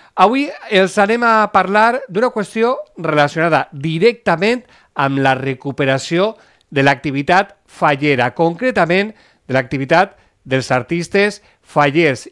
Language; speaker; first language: Catalan; native; Catalan